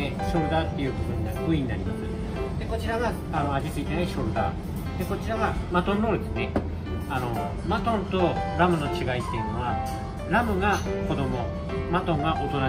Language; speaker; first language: Japanese; native; Japanese